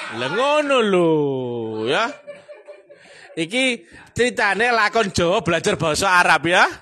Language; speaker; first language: Indonesian; non-native, local second language; Javanese